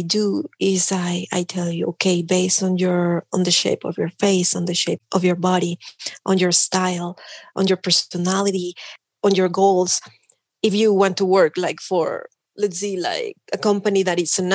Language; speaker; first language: English; non-native, fluent; Spanish